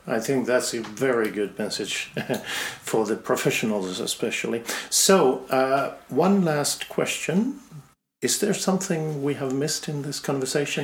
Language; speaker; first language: English; non-native, fluent; Finnish